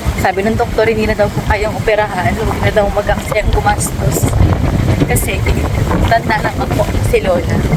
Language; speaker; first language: Filipino; native; Filipino